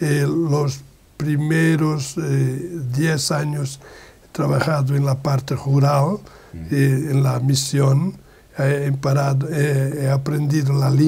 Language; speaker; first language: Spanish; non-native, learner; Portuguese